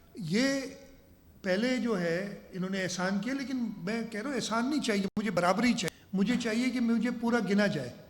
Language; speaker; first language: Urdu; non-native, local second language; Sindhi